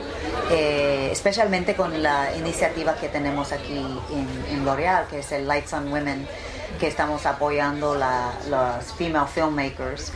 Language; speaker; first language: Spanish; early bilingual, heritage; Spanish